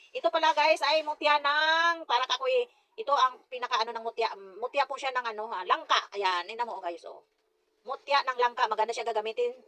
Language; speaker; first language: Filipino; non-native, local second language; Cebuano